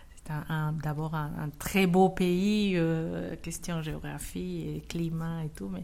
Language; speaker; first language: French; non-native, fluent; Spanish